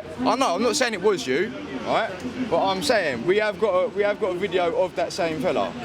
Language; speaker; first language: English; native; English